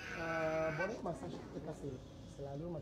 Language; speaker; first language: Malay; non-native, local second language; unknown